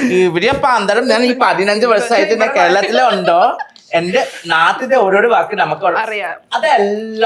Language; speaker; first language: Malayalam; non-native, local second language; Assamese